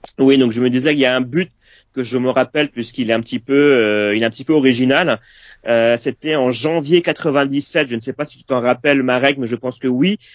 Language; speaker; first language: French; native; French